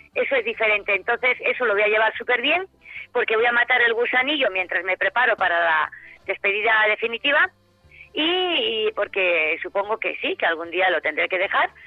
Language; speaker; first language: Spanish; native; Spanish